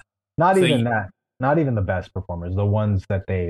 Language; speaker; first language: English; native; English